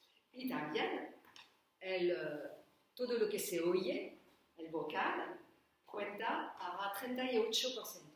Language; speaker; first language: Spanish; non-native, learner; French